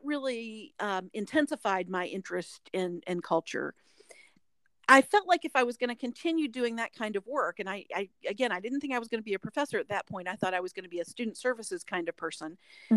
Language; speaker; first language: English; native; English